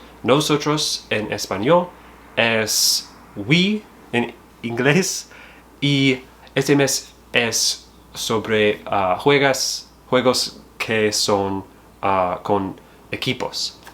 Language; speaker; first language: Spanish; non-native, learner; English